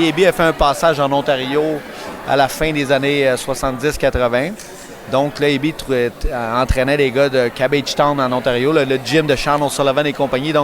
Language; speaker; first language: French; native; French